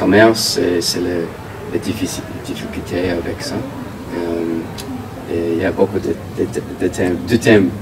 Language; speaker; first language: French; non-native, learner; English